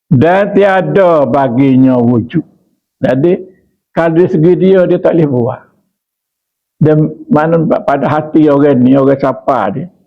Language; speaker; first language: Malay; native; Malay